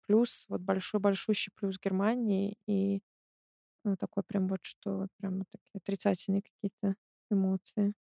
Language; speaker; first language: Russian; native; Russian